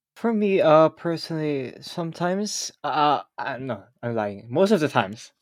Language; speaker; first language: English; non-native, local second language; Filipino